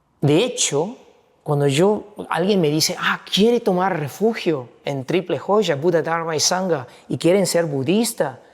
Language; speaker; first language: Spanish; non-native, fluent; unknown